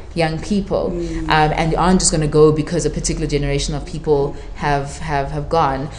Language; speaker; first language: English; non-native, local second language; Shona